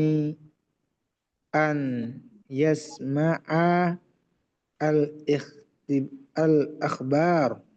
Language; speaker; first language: Arabic; non-native, learner; Indonesian